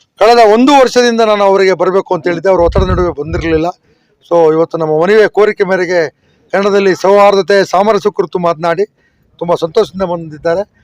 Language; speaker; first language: Kannada; native; Kannada